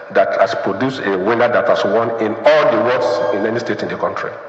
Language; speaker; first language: English; non-native, local second language; Yoruba